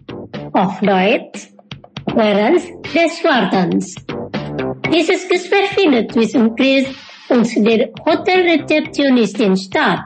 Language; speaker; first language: German; non-native, learner; Indonesian